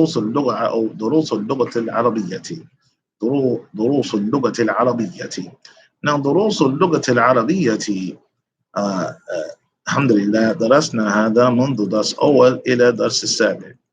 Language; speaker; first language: Arabic; non-native, fluent; English